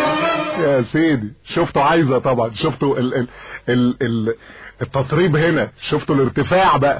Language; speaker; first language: Arabic; native; Arabic